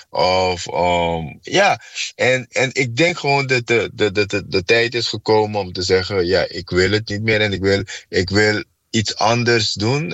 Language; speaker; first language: Dutch; non-native, fluent; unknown